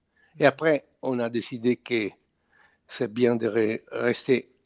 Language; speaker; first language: French; non-native, fluent; Italian